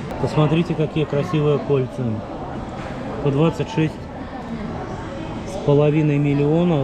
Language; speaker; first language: Russian; native; Russian